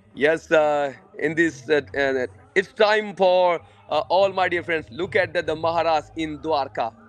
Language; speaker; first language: English; non-native, local second language; Gujarati